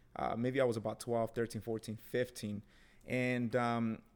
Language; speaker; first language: English; early bilingual, other home language; Spanish